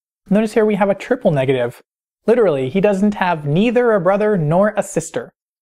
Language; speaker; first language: English; native; English